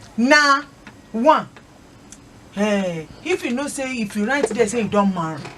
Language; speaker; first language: Nigerian Pidgin; non-native, local second language; Yoruba